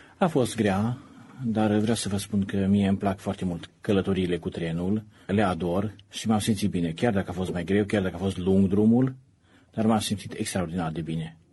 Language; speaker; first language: Romanian; native; Romanian